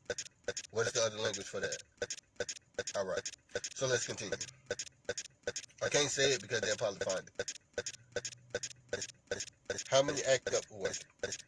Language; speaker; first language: English; native; English